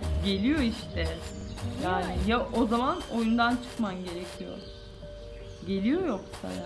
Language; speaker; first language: Turkish; native; Turkish